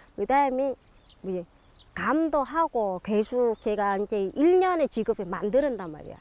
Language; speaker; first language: Korean; non-native, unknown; Vietnamese